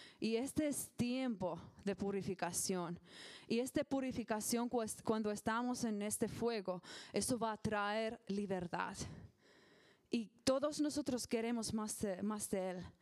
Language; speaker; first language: Spanish; non-native, learner; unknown